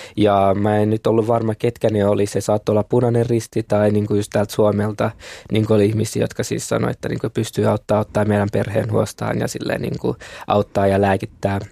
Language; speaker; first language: Finnish; early bilingual, other home language; Kinyarwanda